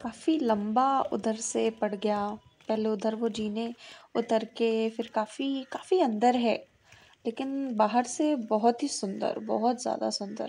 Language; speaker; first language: Hindi; native; Hindi